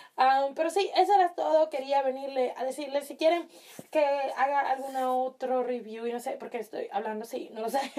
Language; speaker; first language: Spanish; early bilingual, heritage; Spanish